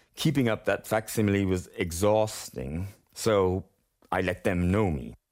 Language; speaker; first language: English; native; English